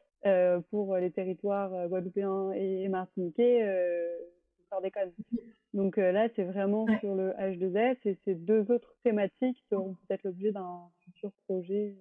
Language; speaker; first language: French; native; French